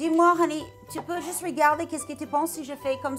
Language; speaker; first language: French; non-native, learner; English